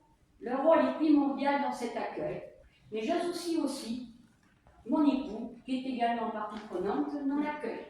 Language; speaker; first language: French; native; French